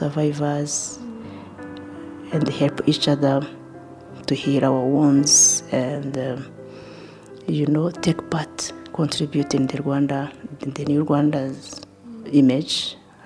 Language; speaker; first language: English; non-native, local second language; Kinyarwanda